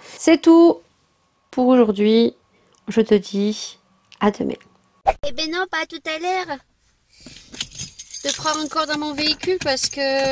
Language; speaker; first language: French; native; French